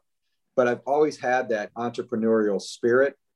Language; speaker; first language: English; native; English